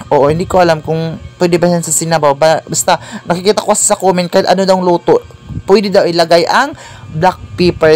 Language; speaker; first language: Filipino; non-native, local second language; Cebuano